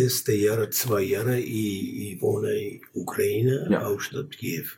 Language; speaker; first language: German; non-native, learner; Armenian